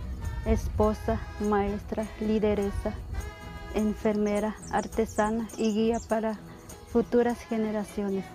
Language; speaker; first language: Spanish; non-native, local second language; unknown